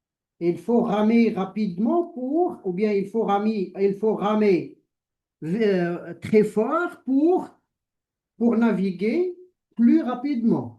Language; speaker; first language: French; non-native, local second language; Arabic